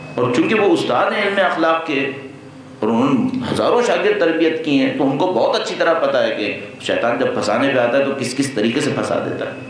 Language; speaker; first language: Urdu; native; Urdu